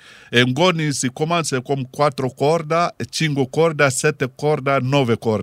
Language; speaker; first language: Italian; non-native, learner; Bambara